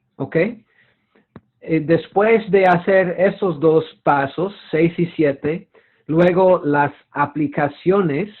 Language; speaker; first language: Spanish; non-native, fluent; English